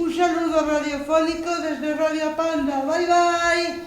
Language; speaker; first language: Spanish; native; Spanish